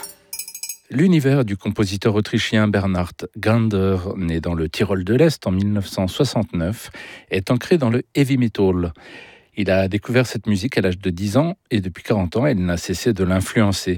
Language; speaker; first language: French; native; French